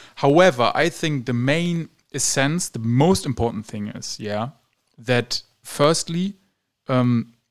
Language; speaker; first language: English; non-native, fluent; German